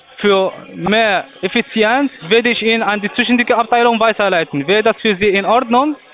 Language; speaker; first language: German; non-native, learner; Arabic